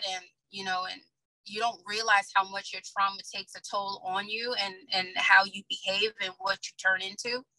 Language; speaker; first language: English; native; English